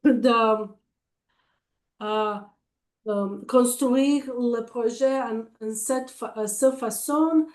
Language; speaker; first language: French; non-native, learner; English